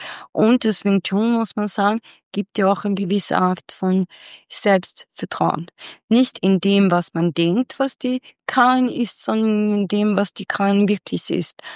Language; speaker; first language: German; non-native, fluent; Swedish